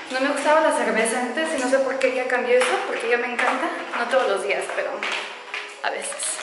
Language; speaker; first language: Spanish; early bilingual, heritage; Spanish